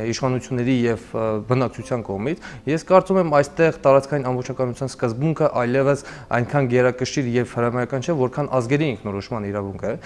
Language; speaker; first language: Armenian; non-native, local second language; Kurdish